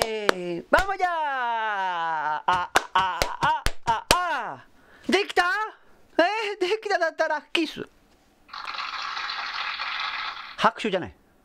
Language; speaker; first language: Japanese; non-native, fluent; Spanish